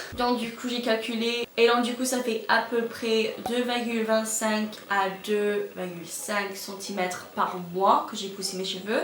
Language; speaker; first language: French; non-native, fluent; English